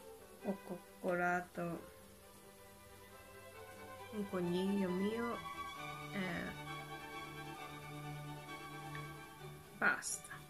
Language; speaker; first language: Italian; non-native, learner; Japanese